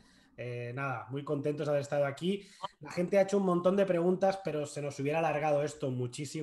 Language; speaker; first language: Spanish; native; Spanish